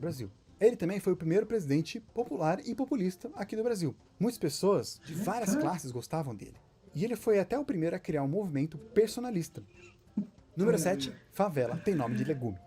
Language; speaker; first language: Portuguese; native; Portuguese